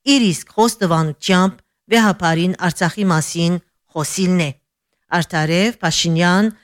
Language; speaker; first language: Armenian; early bilingual, heritage; Armenian